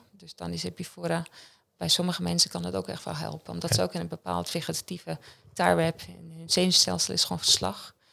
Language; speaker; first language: Dutch; non-native, fluent; Swiss German